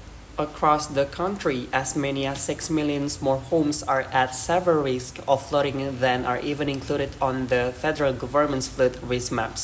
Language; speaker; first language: English; non-native, learner; Indonesian